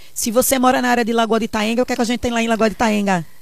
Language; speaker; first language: Portuguese; native; Portuguese